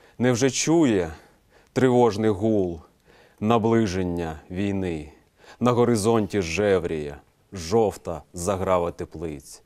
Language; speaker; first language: Ukrainian; non-native, local second language; Russian